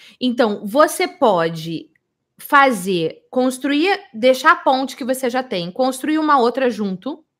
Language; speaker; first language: Portuguese; native; Portuguese